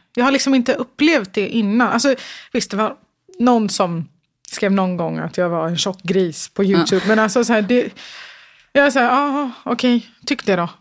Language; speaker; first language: Swedish; native; Swedish